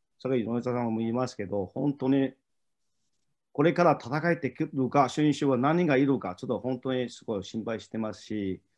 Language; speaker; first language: Japanese; non-native, fluent; Chinese